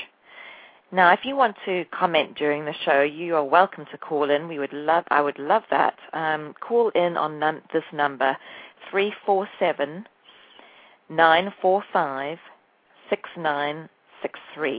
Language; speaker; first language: English; native; English